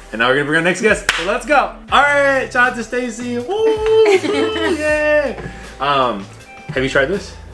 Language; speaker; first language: English; early bilingual, other home language; Spanish